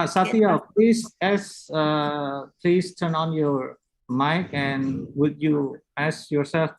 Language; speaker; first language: English; non-native, learner; Indonesian